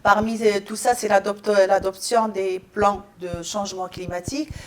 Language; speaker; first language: French; non-native, local second language; Arabic